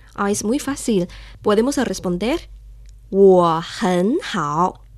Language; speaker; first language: Spanish; non-native, fluent; Chinese